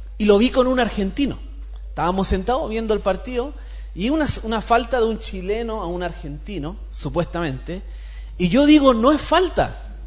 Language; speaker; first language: Spanish; native; Spanish